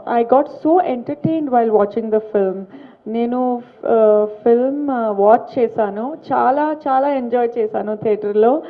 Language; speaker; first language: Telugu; non-native, learner; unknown